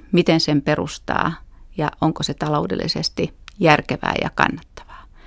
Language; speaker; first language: Finnish; native; Finnish